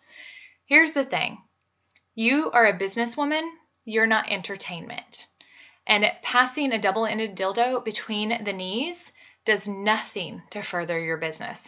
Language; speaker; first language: English; native; English